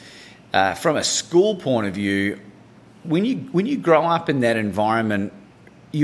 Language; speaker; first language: English; native; English